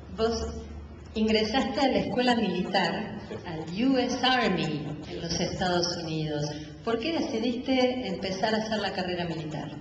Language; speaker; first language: Spanish; native; Spanish